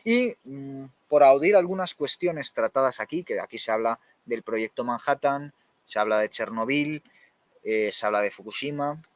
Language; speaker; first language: Spanish; native; Spanish